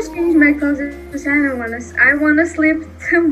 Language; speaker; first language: English; non-native, learner; Russian